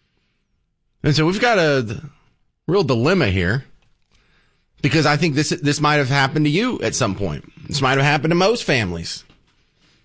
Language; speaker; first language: English; native; English